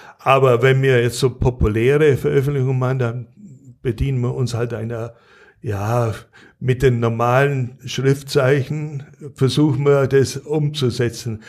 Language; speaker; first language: German; native; German